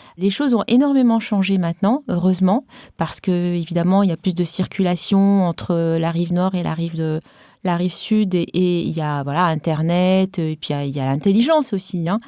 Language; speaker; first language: French; non-native, local second language; Arabic